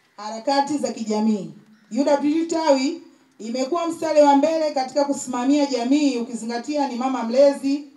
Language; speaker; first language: Swahili; native; Swahili